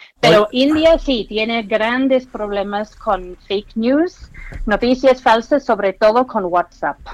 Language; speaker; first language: Spanish; non-native, fluent; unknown